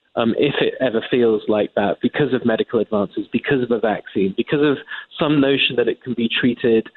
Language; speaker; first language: English; native; English